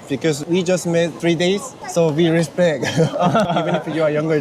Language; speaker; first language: English; non-native, learner; Korean